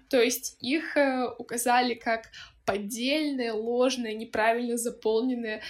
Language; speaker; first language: Russian; native; Russian